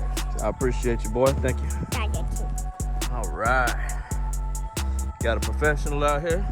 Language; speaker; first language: English; native; English